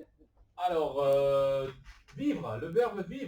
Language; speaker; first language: French; native; French